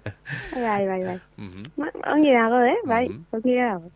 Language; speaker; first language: Basque; non-native, local second language; Spanish